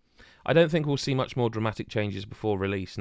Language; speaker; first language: English; native; English